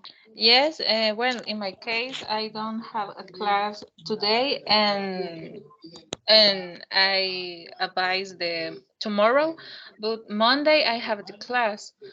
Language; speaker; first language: English; non-native, learner; Spanish